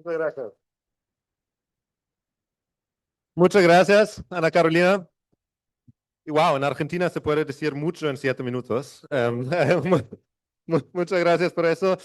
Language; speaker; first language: Spanish; non-native, fluent; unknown